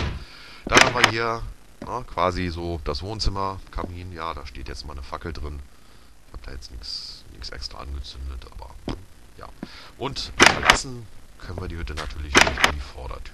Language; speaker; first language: German; native; German